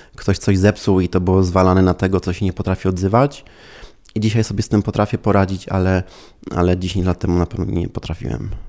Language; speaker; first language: Polish; early bilingual, heritage; Polish